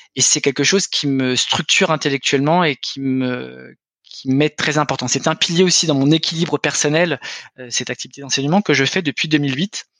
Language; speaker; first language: French; native; French